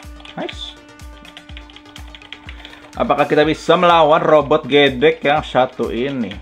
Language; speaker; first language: Indonesian; native; Indonesian